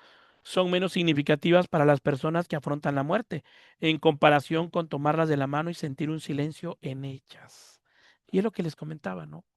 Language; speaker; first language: Spanish; native; Spanish